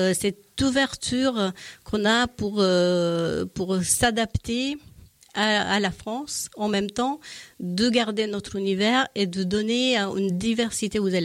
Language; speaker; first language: French; native; French